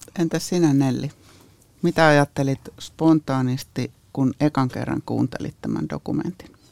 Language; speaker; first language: Finnish; native; Finnish